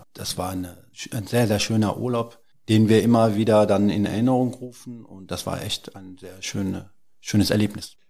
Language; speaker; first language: German; early bilingual, other home language; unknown